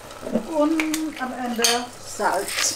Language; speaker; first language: German; non-native, learner; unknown